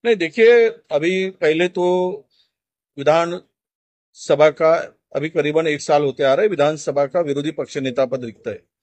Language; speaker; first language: Hindi; non-native, local second language; Marathi